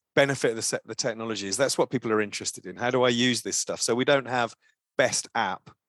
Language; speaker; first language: English; native; English